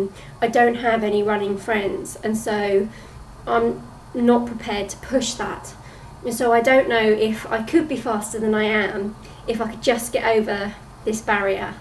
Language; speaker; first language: English; native; English